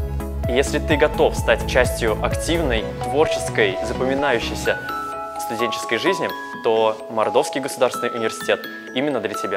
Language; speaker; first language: Russian; native; Russian